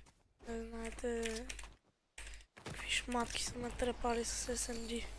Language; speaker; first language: Bulgarian; native; Bulgarian